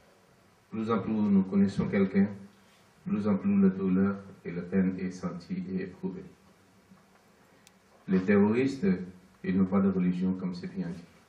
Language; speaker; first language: French; non-native, fluent; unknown